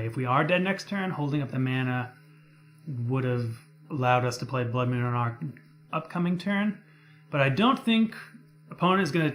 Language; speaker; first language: English; native; English